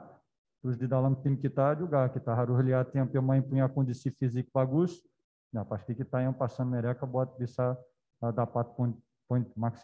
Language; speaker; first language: Indonesian; non-native, learner; Portuguese